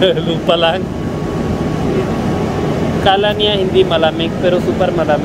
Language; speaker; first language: Filipino; non-native, learner; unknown